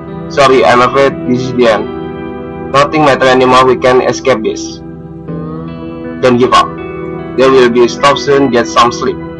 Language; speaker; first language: English; non-native, learner; Indonesian